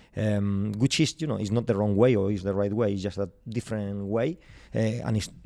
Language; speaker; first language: English; non-native, fluent; Spanish